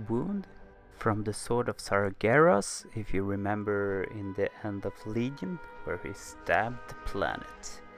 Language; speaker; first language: English; non-native, fluent; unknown